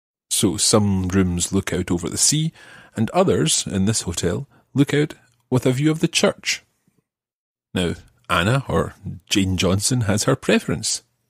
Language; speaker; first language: English; native; English